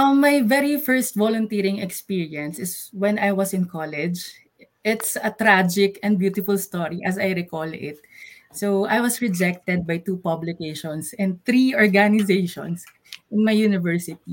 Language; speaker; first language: English; non-native, local second language; Pampanga